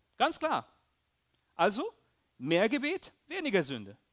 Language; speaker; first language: German; early bilingual, heritage; Spanish